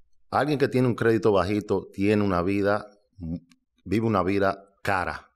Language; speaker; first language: Spanish; early bilingual, heritage; Spanish